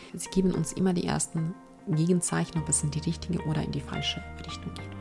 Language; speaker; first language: German; non-native, fluent; Ukrainian